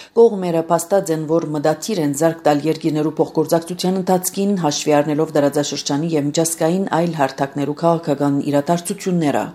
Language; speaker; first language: Armenian; early bilingual, heritage; Armenian